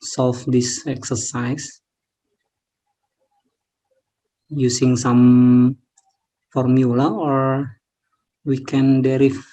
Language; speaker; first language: English; non-native, learner; Indonesian